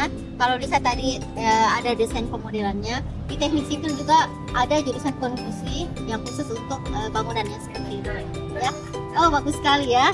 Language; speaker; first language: Indonesian; native; Indonesian